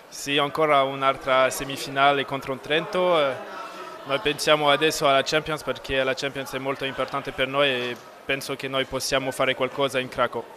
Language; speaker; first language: Italian; non-native, fluent; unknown